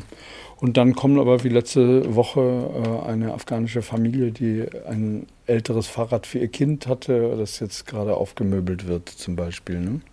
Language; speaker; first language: German; native; German